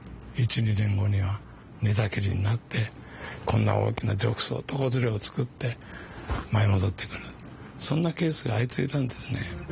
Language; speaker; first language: Japanese; native; Japanese